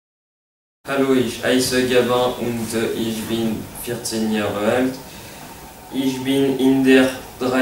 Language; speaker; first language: German; non-native, learner; French